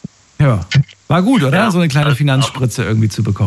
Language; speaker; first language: German; native; German